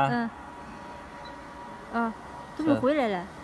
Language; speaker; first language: Chinese; native; Chinese